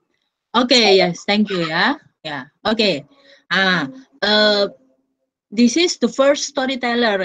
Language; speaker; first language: English; non-native, fluent; Indonesian